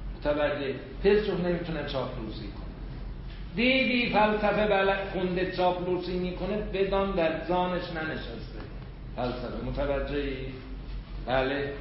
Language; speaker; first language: Persian; non-native, local second language; Azerbaijani